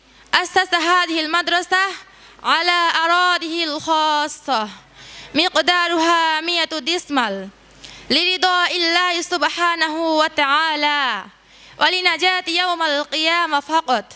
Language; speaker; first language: Arabic; non-native, learner; Bangla